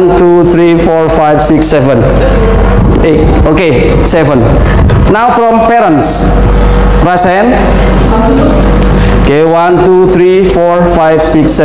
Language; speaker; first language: English; non-native, fluent; Indonesian